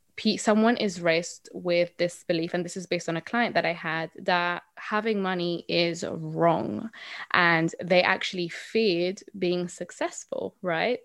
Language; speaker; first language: English; non-native, fluent; Spanish